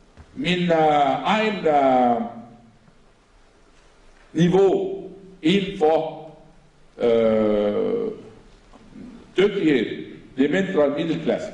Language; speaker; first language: Danish; non-native, fluent; Arabic